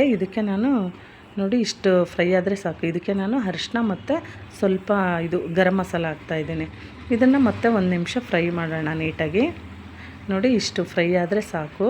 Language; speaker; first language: Kannada; native; Kannada